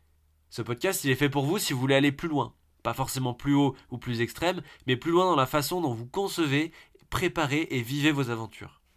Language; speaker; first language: French; native; French